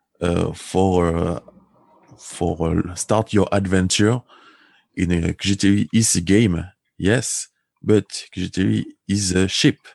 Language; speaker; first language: English; non-native, learner; French